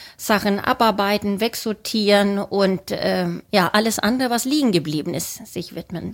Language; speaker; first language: German; non-native, fluent; Swedish